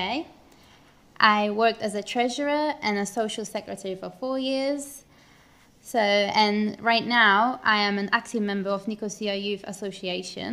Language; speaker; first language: English; non-native, fluent; Turkish